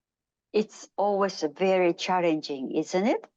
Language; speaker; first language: English; non-native, fluent; Japanese